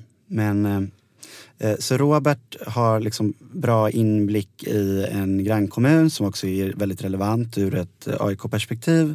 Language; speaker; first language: Swedish; native; Swedish